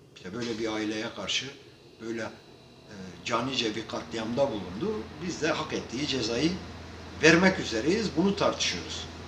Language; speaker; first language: Turkish; non-native, local second language; Kurdish